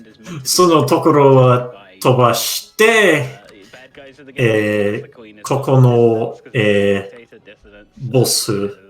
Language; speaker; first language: Japanese; non-native, fluent; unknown